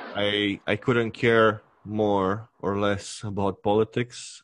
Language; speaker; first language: English; non-native, fluent; Romanian